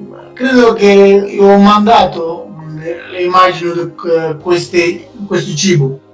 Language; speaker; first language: Italian; non-native, learner; Persian